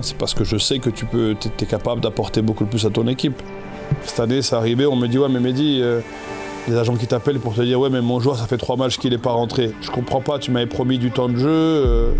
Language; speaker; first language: French; native; French